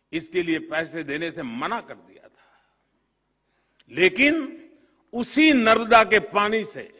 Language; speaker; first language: Hindi; non-native, local second language; Gujarati